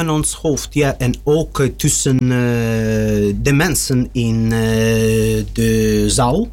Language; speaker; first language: Dutch; non-native, learner; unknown